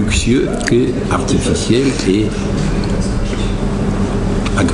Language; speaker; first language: French; non-native, fluent; Russian